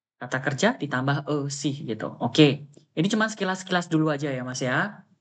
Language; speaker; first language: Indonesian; native; Indonesian